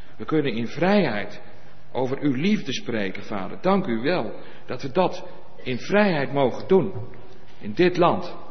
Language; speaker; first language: Dutch; native; Dutch